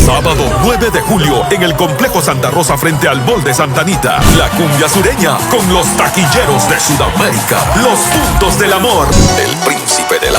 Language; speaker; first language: Spanish; native; Spanish